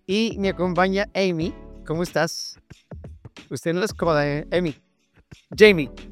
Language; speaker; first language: Spanish; native; Spanish